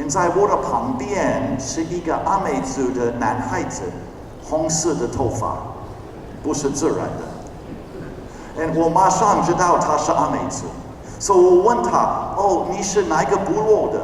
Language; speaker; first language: Chinese; non-native, fluent; English